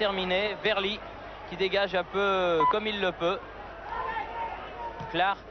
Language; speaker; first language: French; native; French